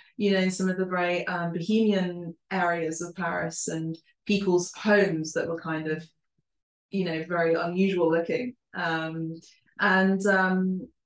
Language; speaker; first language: English; early bilingual, other home language; Spanish